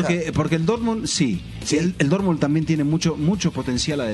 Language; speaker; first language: Spanish; native; Spanish